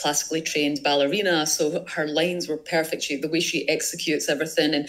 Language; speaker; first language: English; native; English